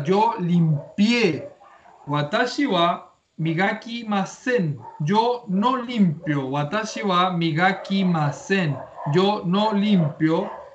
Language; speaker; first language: Spanish; native; Spanish